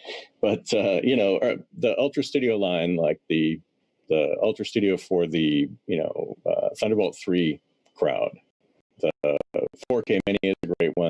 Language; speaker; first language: English; native; English